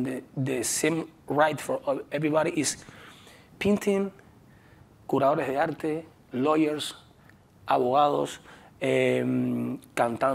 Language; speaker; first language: English; non-native, learner; Spanish